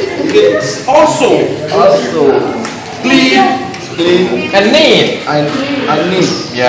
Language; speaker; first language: English; non-native, learner; Indonesian